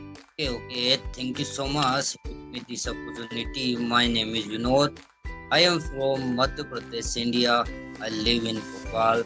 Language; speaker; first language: English; non-native, learner; Hindi